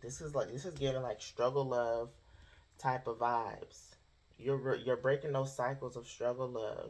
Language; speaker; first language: English; native; English